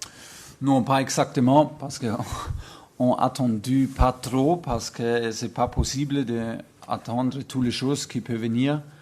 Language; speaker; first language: French; non-native, fluent; German